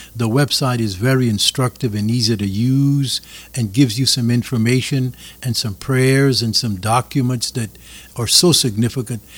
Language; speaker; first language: English; early bilingual, other home language; French